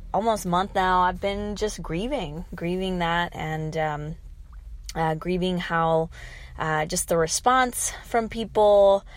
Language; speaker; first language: English; early bilingual, other home language; Spanish